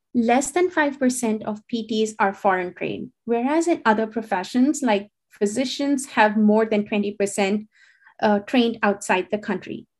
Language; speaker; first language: English; non-native, local second language; Hindi